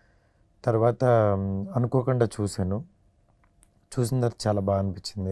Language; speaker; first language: Telugu; native; Telugu